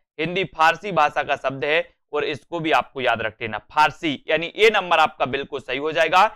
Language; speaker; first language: Hindi; native; Hindi